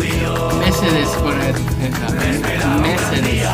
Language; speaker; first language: Basque; non-native, learner; English